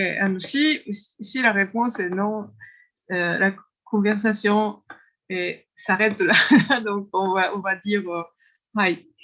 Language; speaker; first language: French; non-native, fluent; Japanese